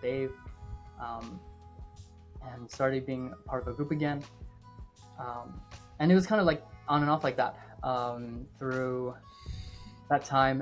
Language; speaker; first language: English; native; English